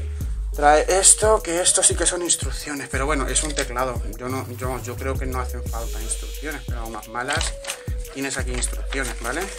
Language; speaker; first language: Spanish; native; Spanish